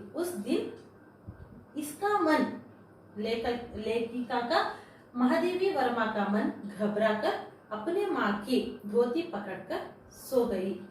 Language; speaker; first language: Hindi; non-native, local second language; Kannada